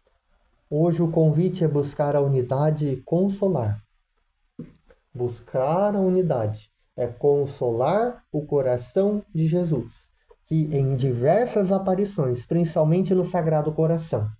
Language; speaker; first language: Portuguese; native; Portuguese